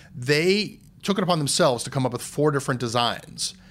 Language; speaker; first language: English; native; English